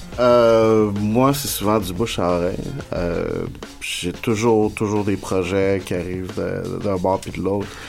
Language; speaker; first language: French; early bilingual, other home language; Spanish